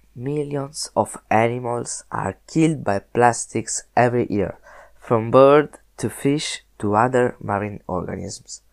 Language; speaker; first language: English; non-native, learner; Italian